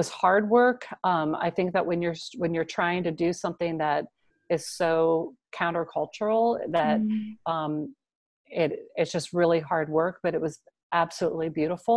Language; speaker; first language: English; native; English